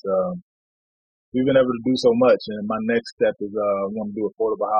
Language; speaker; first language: English; native; English